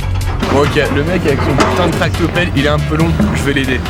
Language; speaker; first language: French; native; French